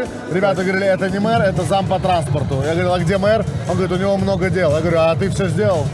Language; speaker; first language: Russian; native; Russian